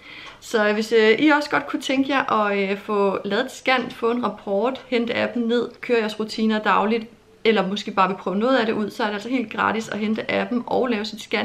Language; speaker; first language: Danish; native; Danish